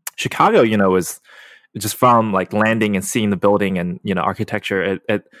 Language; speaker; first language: English; early bilingual, other home language; Chinese